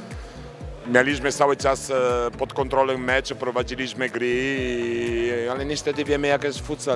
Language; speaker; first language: Polish; non-native, fluent; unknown